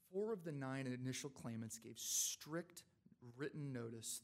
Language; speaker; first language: English; native; English